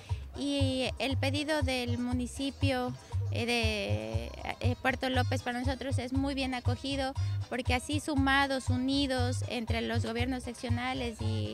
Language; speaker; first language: Spanish; native; Spanish